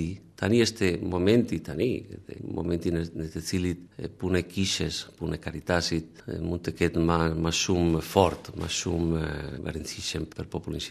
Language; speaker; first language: Albanian; non-native, learner; Spanish